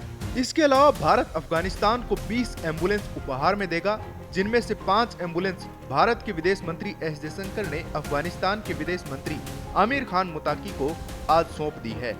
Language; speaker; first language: Hindi; native; Hindi